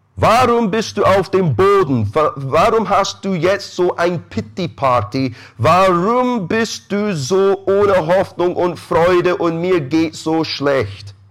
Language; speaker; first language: German; non-native, fluent; English